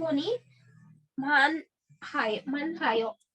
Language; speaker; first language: Korean; non-native, learner; Hindi